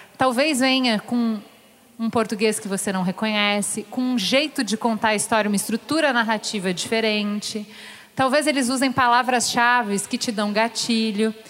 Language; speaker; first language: Portuguese; native; Portuguese